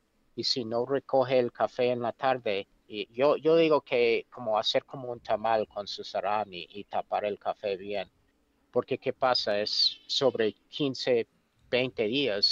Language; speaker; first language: Spanish; non-native, fluent; English